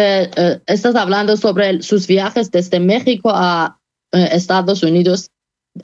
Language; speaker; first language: Spanish; non-native, fluent; Persian